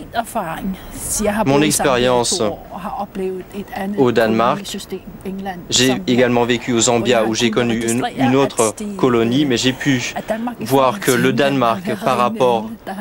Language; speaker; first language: French; non-native, fluent; Kalaallisut